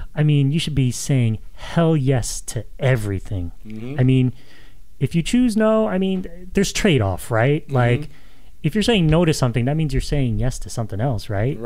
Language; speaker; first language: English; native; English